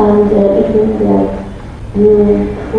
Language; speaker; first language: English; non-native, learner; Arabic